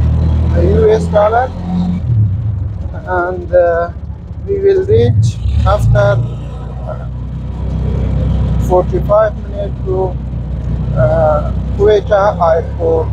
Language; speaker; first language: English; non-native, learner; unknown